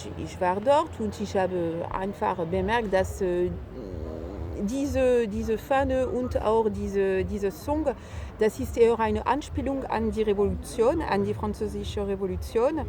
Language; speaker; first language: German; non-native, fluent; French